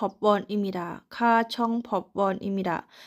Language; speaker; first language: Korean; non-native, learner; Thai